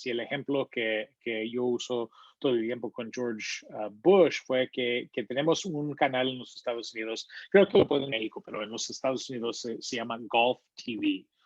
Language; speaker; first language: Spanish; early bilingual, heritage; Spanish